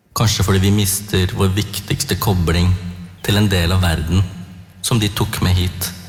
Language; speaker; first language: Norwegian; early bilingual, other home language; Tamil